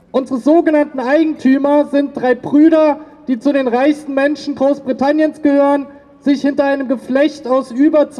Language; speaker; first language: German; native; German